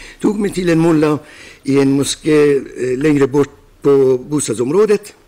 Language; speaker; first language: Swedish; non-native, fluent; Persian